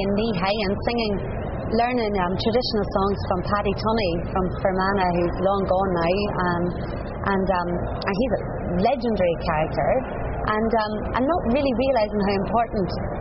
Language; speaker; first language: English; native; English